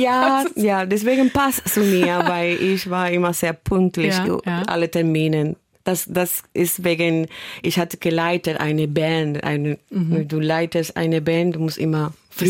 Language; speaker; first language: German; non-native, learner; Spanish